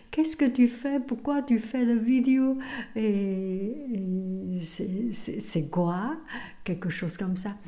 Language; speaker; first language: French; non-native, learner; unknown